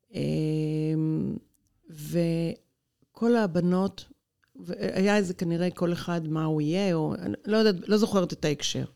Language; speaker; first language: Hebrew; native; Hebrew